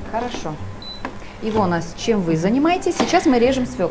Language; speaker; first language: Russian; native; Russian